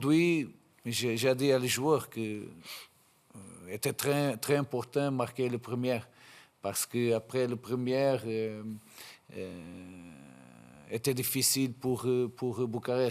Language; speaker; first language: French; non-native, fluent; Portuguese